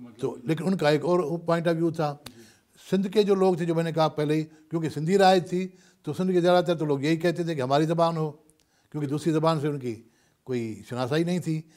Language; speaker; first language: Urdu; non-native, local second language; Sindhi